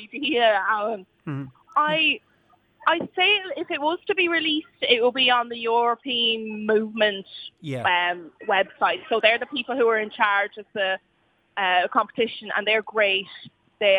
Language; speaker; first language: English; native; English